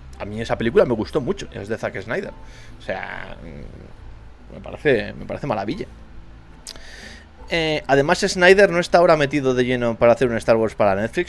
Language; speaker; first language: Spanish; native; Spanish